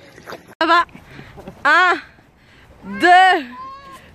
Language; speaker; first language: French; native; French